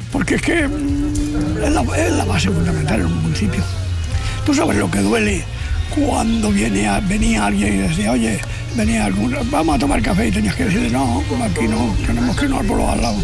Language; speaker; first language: Spanish; native; Spanish